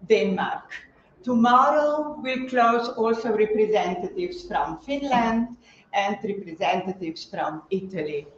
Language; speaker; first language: English; non-native, fluent; Slovenian